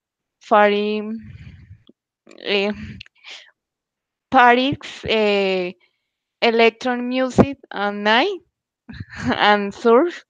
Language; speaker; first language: English; non-native, learner; Spanish